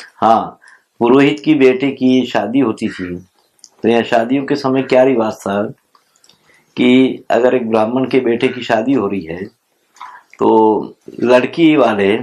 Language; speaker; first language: Hindi; non-native, local second language; Telugu